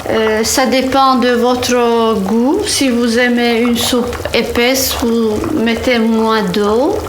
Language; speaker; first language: French; non-native, fluent; Turkish